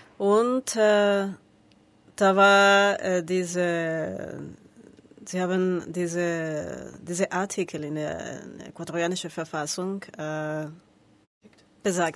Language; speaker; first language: German; non-native, learner; Spanish